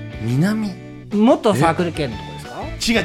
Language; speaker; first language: Japanese; native; Japanese